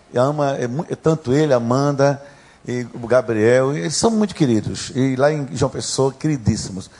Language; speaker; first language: Portuguese; native; Portuguese